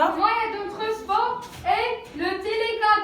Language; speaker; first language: French; non-native, learner; Arabic